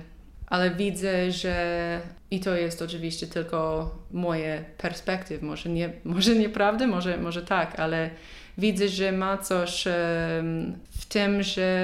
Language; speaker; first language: Polish; non-native, learner; English